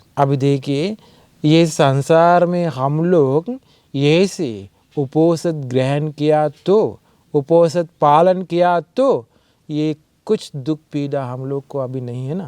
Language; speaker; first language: Hindi; non-native, fluent; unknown